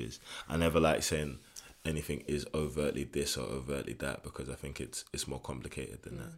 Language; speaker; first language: English; native; English